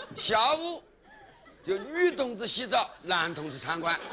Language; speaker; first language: Chinese; native; Chinese